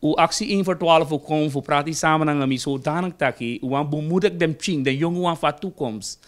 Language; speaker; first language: Dutch; non-native, local second language; Sranan Tongo